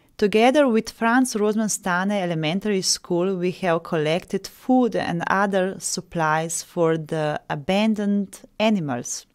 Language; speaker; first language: English; non-native, fluent; Slovenian